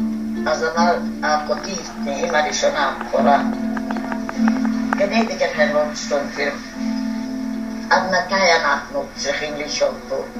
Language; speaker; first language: Hebrew; non-native, fluent; Hungarian